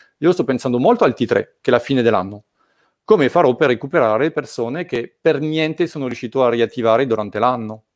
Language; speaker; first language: Italian; non-native, fluent; French